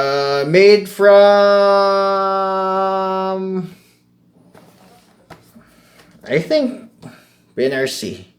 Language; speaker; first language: English; non-native, local second language; Filipino